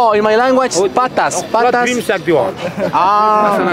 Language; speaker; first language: English; non-native, learner; Spanish